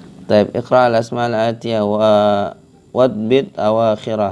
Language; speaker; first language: Arabic; non-native, fluent; Indonesian